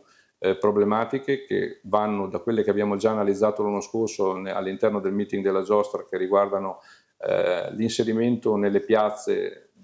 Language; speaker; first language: Italian; native; Italian